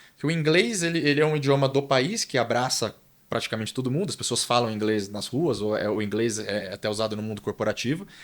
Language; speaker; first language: Portuguese; native; Portuguese